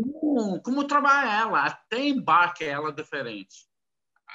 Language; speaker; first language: Portuguese; non-native, learner; Arabic